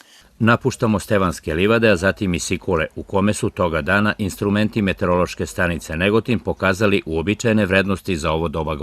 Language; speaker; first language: Serbian; native; Serbian